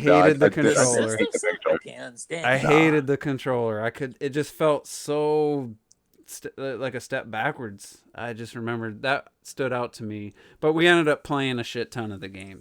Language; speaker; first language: English; native; English